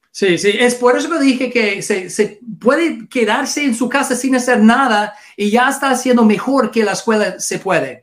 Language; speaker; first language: Spanish; non-native, learner; English